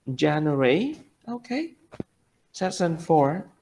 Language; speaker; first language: English; non-native, fluent; Vietnamese